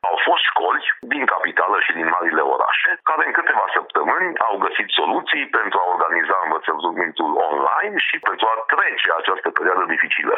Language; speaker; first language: Romanian; non-native, local second language; Hungarian